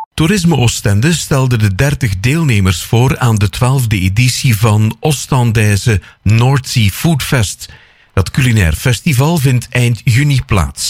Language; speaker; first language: Dutch; native; Dutch